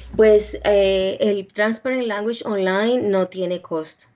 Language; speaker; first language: Spanish; native; Spanish